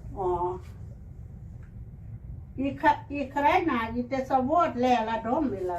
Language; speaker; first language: Swedish; non-native, learner; Thai